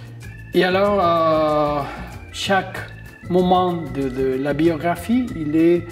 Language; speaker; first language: French; non-native, fluent; Spanish